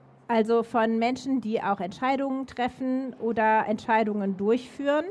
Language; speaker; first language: German; native; German